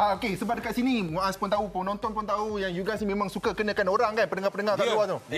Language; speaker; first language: Malay; native; Malay